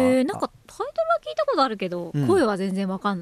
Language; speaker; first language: Japanese; native; Japanese